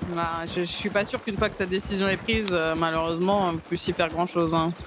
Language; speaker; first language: French; native; French